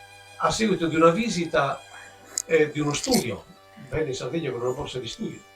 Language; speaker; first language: Italian; native; Italian